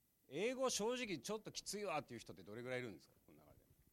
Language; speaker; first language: Japanese; native; Japanese